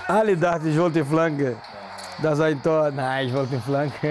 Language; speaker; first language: German; non-native, learner; Portuguese